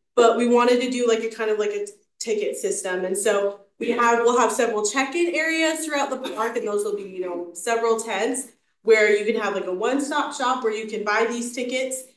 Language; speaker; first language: English; native; English